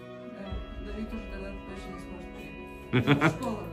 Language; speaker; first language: Russian; native; Russian